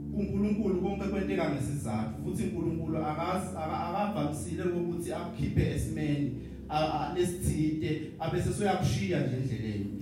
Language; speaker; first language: Zulu; non-native, local second language; Swati